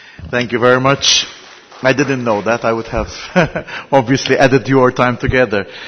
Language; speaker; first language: English; non-native, fluent; Maltese